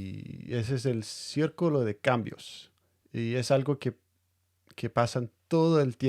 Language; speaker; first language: Spanish; non-native, fluent; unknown